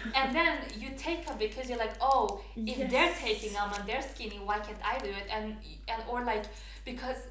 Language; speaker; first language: English; non-native, fluent; Norwegian